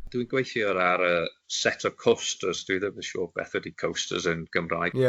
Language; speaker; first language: Welsh; non-native, local second language; English